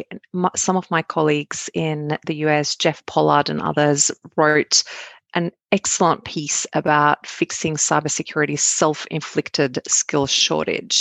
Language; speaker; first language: English; non-native, fluent; Arabic